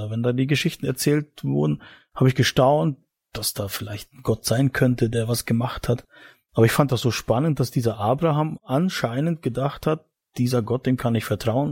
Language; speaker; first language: German; native; German